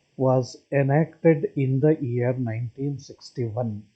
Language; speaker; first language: English; non-native, local second language; Kannada